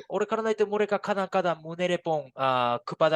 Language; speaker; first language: Indonesian; non-native, learner; Japanese